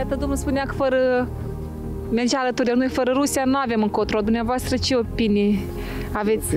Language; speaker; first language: Romanian; native; Romanian